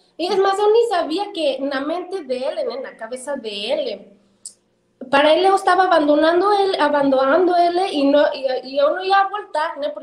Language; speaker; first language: Portuguese; non-native, fluent; Spanish